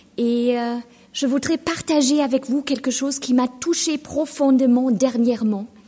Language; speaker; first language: French; non-native, fluent; German